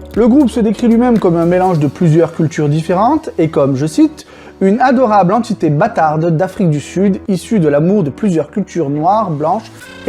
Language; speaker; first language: French; native; French